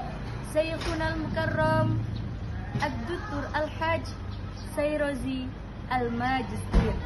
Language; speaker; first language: Arabic; non-native, learner; Indonesian